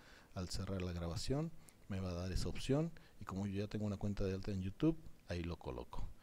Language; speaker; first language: Spanish; native; Spanish